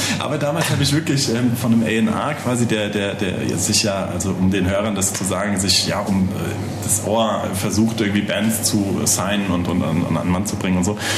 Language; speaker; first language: German; native; German